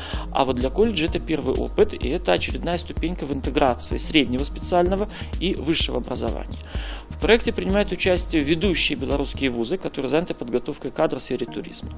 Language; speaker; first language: Russian; native; Russian